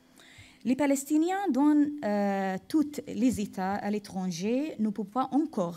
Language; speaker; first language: French; non-native, fluent; Arabic